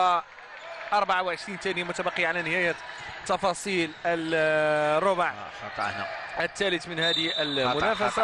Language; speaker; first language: Arabic; native; Arabic